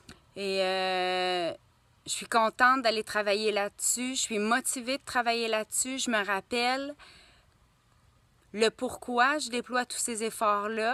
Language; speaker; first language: French; native; French